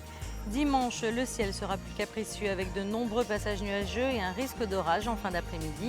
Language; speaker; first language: French; native; French